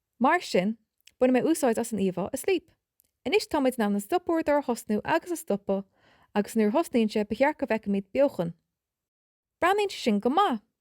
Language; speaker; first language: Irish; native; Irish